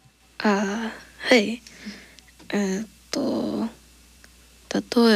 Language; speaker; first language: Japanese; non-native, learner; English